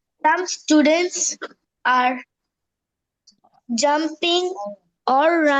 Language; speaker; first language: English; non-native, learner; Bangla